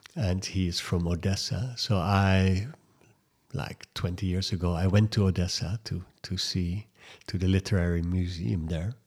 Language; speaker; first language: English; non-native, fluent; Dutch